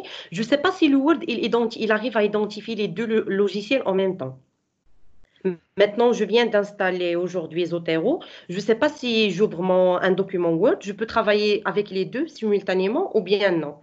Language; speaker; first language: French; non-native, local second language; Arabic